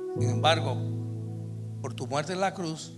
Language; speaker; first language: Spanish; native; Spanish